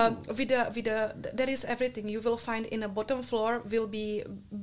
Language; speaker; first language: English; non-native, fluent; Czech